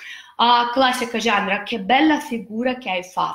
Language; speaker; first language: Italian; non-native, fluent; Russian